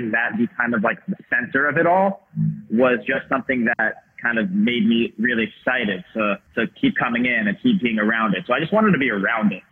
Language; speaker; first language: English; native; English